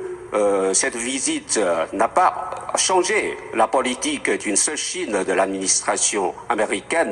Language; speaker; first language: French; non-native, fluent; Chinese